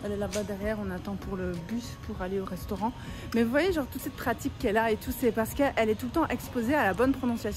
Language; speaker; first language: French; native; French